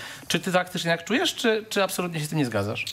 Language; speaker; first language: Polish; native; Polish